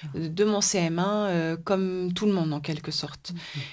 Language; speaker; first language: French; native; French